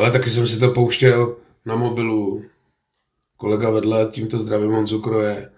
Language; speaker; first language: Czech; native; Czech